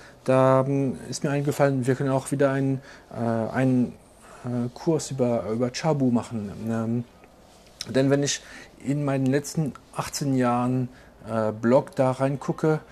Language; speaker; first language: German; non-native, local second language; French